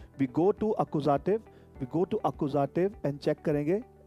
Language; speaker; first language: English; non-native, local second language; Hindi